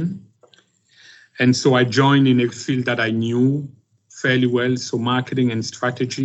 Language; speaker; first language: English; non-native, local second language; French